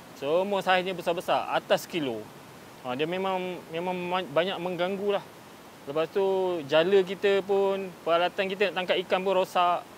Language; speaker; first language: Malay; native; Malay